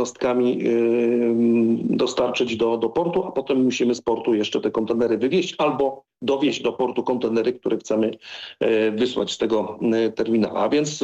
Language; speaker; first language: Polish; native; Polish